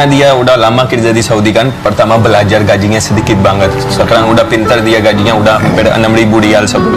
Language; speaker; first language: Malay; non-native, fluent; Hindi